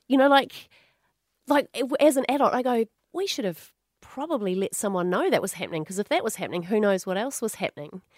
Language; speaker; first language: English; native; English